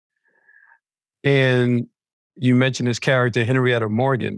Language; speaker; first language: English; native; English